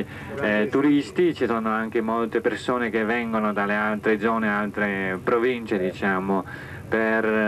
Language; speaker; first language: Italian; non-native, fluent; Chinese